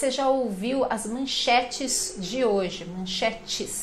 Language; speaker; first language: Portuguese; native; Portuguese